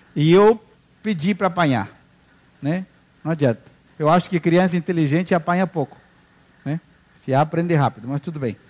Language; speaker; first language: Portuguese; non-native, fluent; Spanish